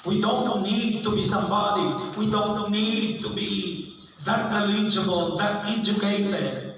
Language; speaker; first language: English; non-native, local second language; Filipino